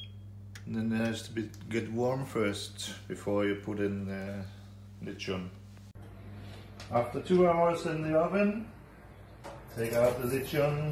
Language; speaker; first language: English; non-native, fluent; Danish